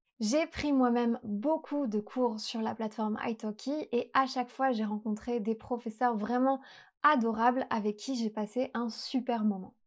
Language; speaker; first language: French; native; French